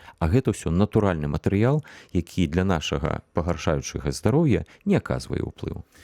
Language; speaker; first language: Belarusian; non-native, local second language; Russian